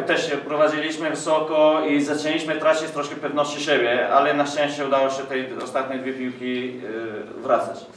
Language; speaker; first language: Polish; non-native, fluent; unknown